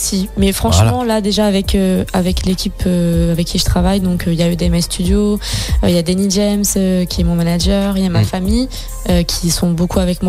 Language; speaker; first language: French; native; French